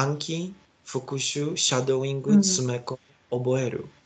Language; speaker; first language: Japanese; non-native, learner; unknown